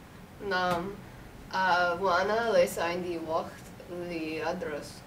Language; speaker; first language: Arabic; non-native, learner; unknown